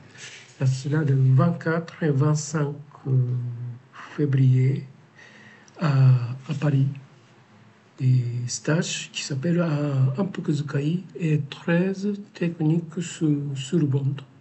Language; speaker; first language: French; non-native, learner; Japanese